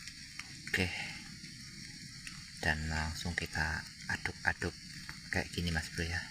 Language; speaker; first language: Indonesian; native; Indonesian